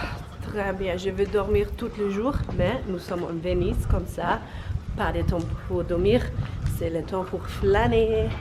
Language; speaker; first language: French; non-native, learner; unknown